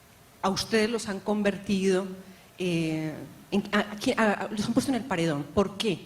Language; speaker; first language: Spanish; native; Spanish